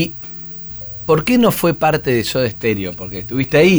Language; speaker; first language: Spanish; native; Spanish